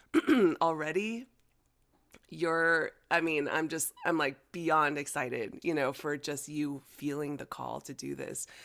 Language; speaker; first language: English; early bilingual, other home language; Chinese